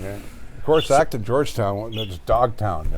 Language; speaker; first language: English; native; English